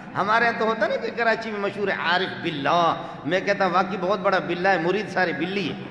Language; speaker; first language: Urdu; non-native, local second language; Baluchi